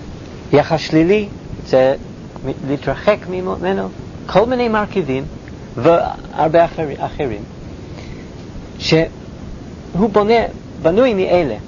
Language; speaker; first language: Hebrew; non-native, fluent; English